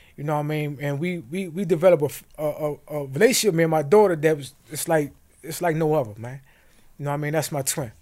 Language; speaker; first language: English; native; English